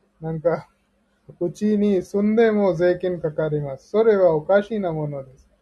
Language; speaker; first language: Japanese; non-native, learner; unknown